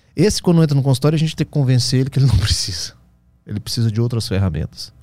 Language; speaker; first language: Portuguese; native; Portuguese